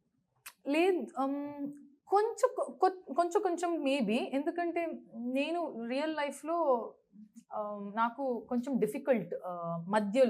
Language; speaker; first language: Telugu; non-native, learner; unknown